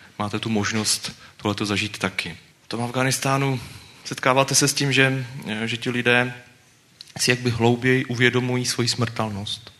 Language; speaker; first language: Czech; native; Czech